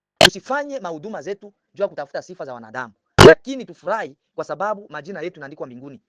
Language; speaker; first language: Swahili; native; Swahili